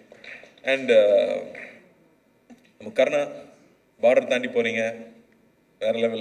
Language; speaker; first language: Tamil; native; Tamil